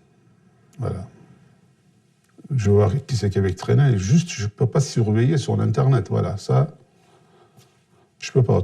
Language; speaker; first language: French; non-native, learner; Turkish